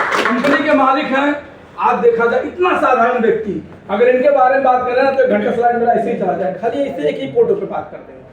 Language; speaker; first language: Hindi; native; Hindi